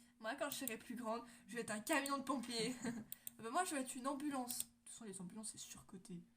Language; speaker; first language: French; native; French